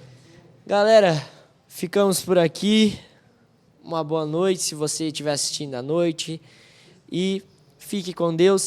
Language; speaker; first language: Portuguese; native; Portuguese